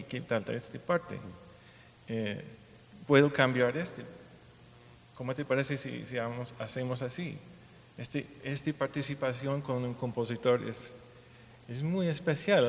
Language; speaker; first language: Spanish; non-native, fluent; English